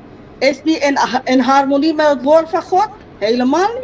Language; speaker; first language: Dutch; non-native, local second language; Papiamento